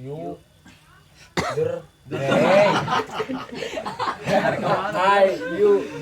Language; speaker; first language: English; non-native, learner; Sundanese